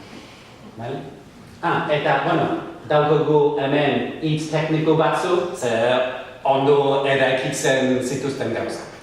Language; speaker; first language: Basque; non-native, fluent; English